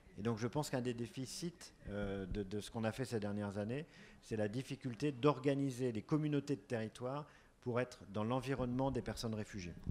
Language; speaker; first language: French; native; French